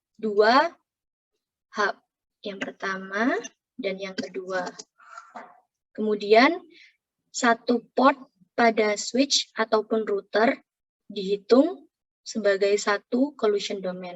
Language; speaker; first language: Indonesian; native; Indonesian